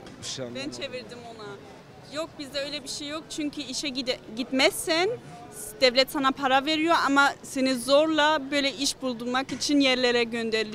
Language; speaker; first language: Turkish; early bilingual, other home language; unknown